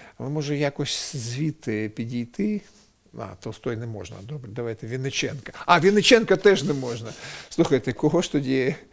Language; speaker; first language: Ukrainian; non-native, local second language; Russian